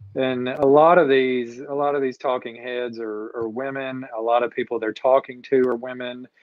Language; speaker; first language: English; native; English